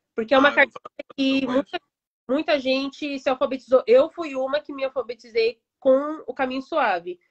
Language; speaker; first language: Portuguese; early bilingual, heritage; Japanese